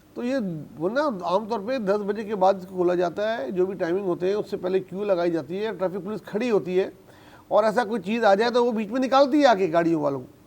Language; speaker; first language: Urdu; native; Urdu